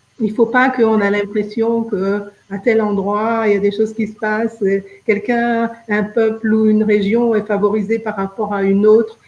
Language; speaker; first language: French; native; French